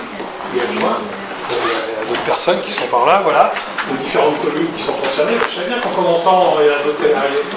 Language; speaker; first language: French; native; French